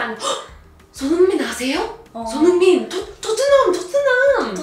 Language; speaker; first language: Korean; non-native, fluent; English